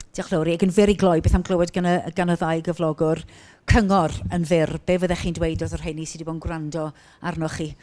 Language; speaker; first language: Welsh; native; Welsh